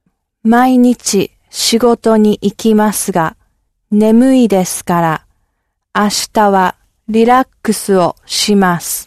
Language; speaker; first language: Japanese; non-native, learner; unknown